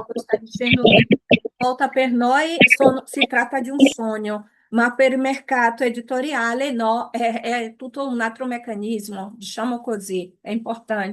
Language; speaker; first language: Italian; early bilingual, heritage; Portuguese